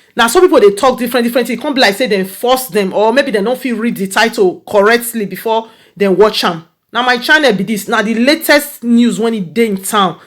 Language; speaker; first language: Nigerian Pidgin; native; Nigerian Pidgin